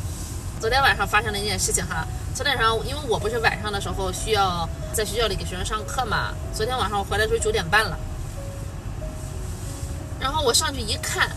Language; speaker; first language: Chinese; native; Chinese